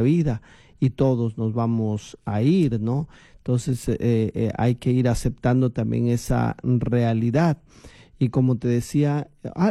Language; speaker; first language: Spanish; native; Spanish